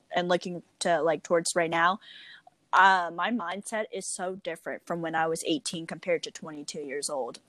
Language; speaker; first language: English; native; English